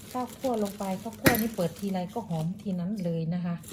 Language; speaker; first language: Thai; native; Thai